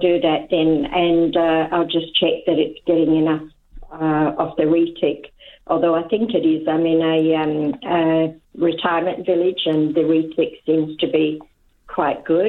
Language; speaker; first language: English; native; English